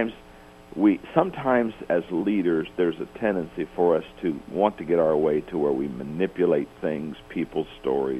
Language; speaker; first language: English; native; English